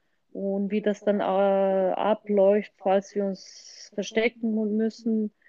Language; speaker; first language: German; non-native, fluent; Croatian